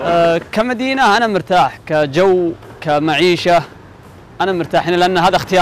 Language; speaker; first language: Arabic; native; Arabic